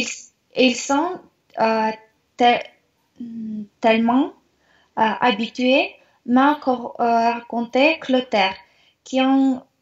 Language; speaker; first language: French; non-native, learner; Russian